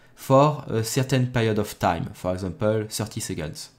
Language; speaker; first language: English; non-native, fluent; French